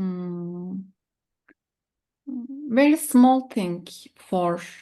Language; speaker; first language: English; non-native, learner; Turkish